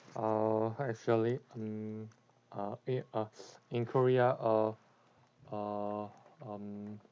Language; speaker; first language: English; non-native, learner; Korean